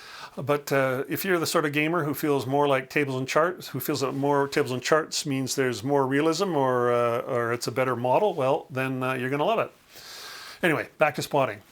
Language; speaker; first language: English; native; English